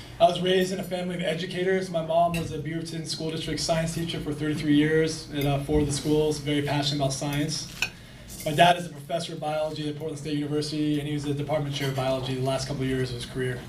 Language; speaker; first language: English; native; English